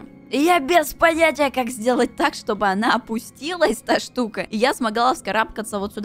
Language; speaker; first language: Russian; native; Russian